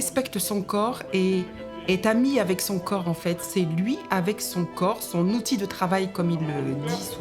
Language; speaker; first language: French; native; French